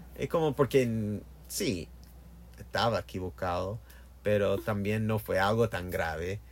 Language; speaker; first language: Spanish; non-native, learner; English